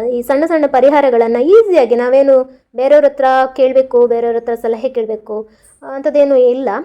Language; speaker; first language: Kannada; non-native, local second language; Tulu